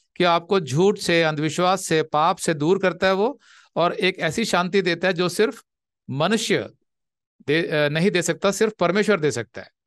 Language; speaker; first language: Hindi; native; Hindi